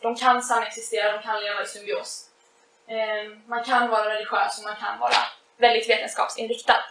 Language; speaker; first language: Swedish; native; Swedish